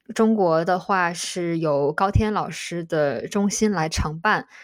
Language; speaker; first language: Chinese; native; Chinese